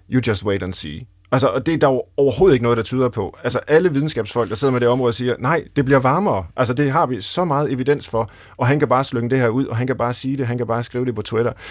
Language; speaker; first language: Danish; native; Danish